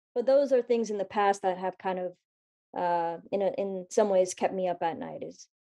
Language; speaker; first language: English; native; English